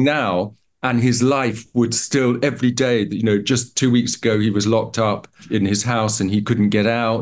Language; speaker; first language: English; native; English